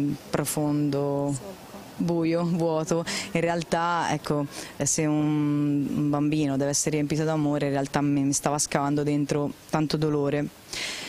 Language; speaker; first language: Italian; native; Italian